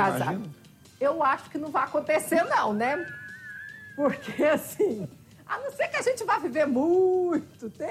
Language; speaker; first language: Portuguese; native; Portuguese